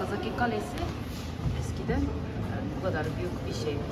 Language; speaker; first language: Turkish; non-native, fluent; Japanese